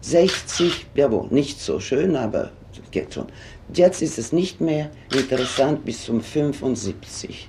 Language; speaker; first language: German; non-native, fluent; Swedish